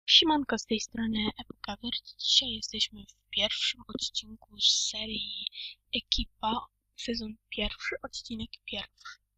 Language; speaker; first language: Polish; native; Polish